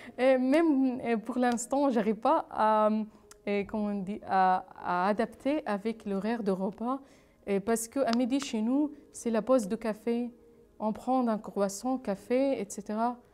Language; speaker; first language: French; non-native, fluent; Arabic